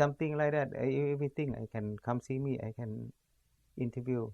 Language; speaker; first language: English; non-native, learner; Lao